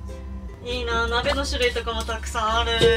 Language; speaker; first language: Japanese; native; Japanese